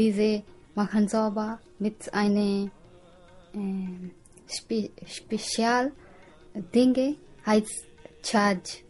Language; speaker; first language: German; non-native, learner; Punjabi